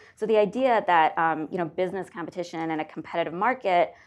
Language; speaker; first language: English; native; English